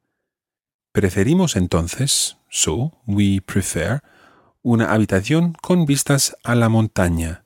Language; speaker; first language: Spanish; non-native, fluent; English